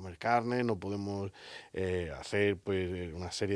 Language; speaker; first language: Spanish; native; Spanish